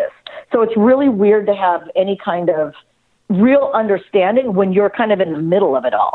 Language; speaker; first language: English; native; English